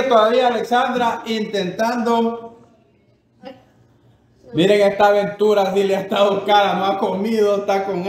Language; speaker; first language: Spanish; native; Spanish